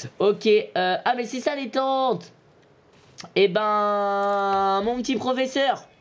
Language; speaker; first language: French; native; French